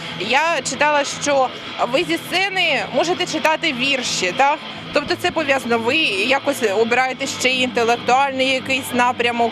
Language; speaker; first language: Ukrainian; native; Ukrainian